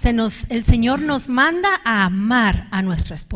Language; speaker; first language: Spanish; native; Spanish